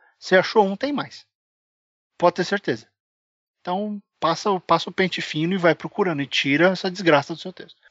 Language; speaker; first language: Portuguese; native; Portuguese